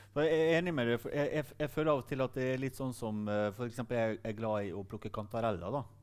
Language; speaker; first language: Norwegian; native; Norwegian